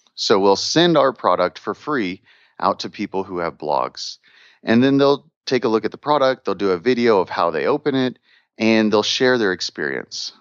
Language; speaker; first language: English; native; English